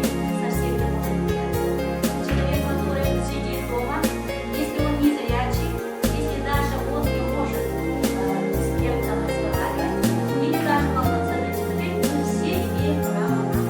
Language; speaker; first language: Russian; non-native, local second language; Yakut